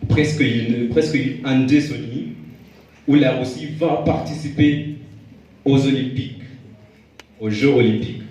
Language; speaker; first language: French; non-native, fluent; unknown